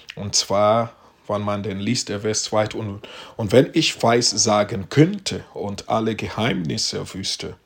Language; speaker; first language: German; non-native, fluent; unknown